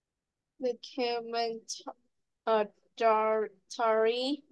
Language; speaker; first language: English; non-native, learner; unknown